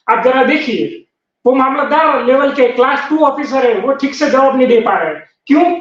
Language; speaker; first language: Hindi; non-native, local second language; Gujarati